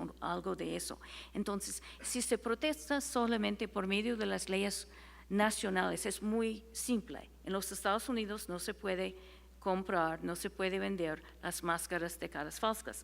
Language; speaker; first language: Spanish; non-native, fluent; English